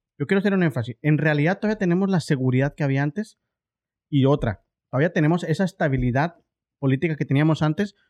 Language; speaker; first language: Spanish; native; Spanish